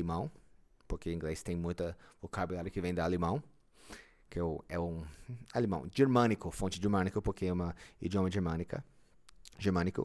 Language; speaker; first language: Portuguese; non-native, fluent; English